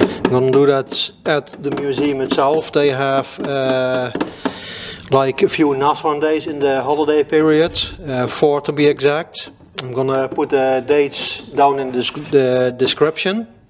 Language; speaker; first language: English; non-native, fluent; Dutch